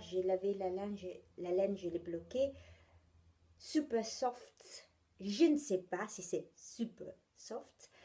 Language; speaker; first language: French; non-native, fluent; Italian